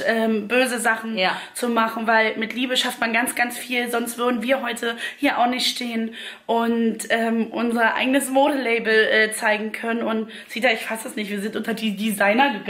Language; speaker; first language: German; native; German